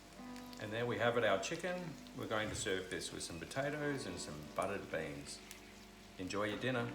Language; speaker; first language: English; native; English